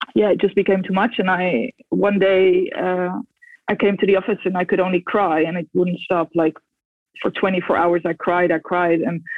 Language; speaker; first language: English; non-native, fluent; Dutch